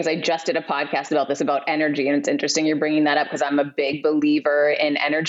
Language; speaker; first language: English; native; English